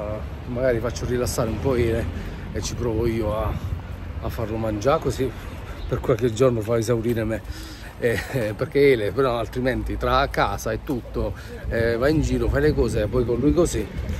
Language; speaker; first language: Italian; native; Italian